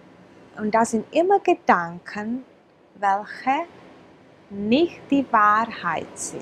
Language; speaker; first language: German; non-native, fluent; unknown